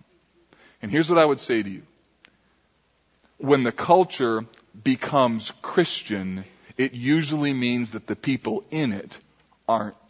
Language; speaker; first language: English; native; English